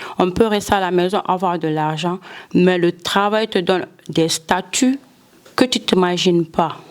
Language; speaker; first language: French; non-native, local second language; Fula